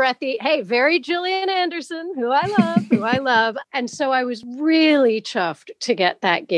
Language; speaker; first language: English; native; English